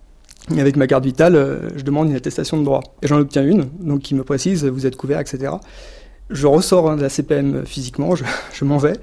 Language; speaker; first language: French; native; French